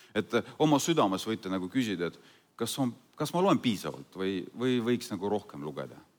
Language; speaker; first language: Estonian; non-native, fluent; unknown